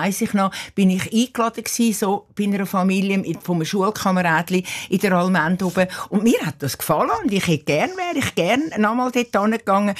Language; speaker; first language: German; native; German